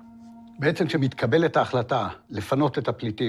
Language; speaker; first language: Hebrew; native; Hebrew